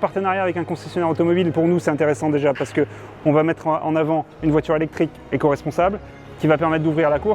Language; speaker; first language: French; native; French